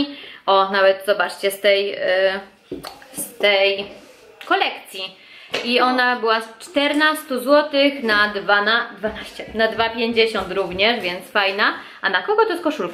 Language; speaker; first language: Polish; native; Polish